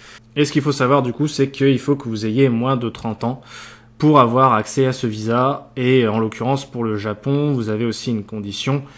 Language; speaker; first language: French; native; French